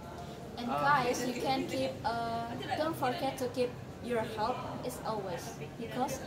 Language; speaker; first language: English; non-native, learner; Indonesian